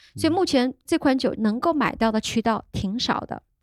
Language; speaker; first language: Chinese; native; Chinese